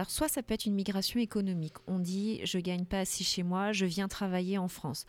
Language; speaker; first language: French; native; French